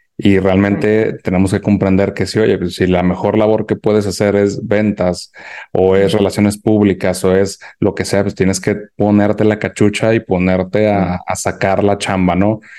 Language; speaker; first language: Spanish; native; Spanish